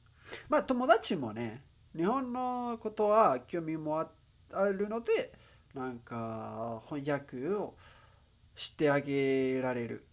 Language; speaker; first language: Japanese; non-native, learner; English